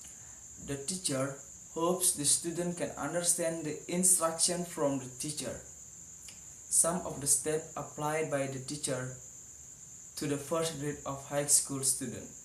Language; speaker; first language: English; non-native, learner; Indonesian